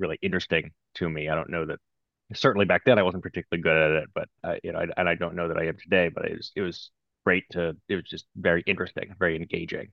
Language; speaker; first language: English; native; English